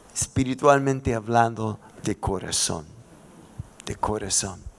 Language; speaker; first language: Spanish; non-native, fluent; English